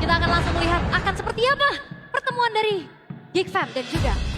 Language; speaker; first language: Indonesian; native; Indonesian